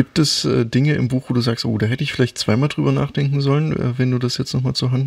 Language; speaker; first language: German; native; German